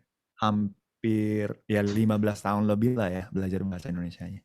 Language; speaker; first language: Indonesian; non-native, fluent; Japanese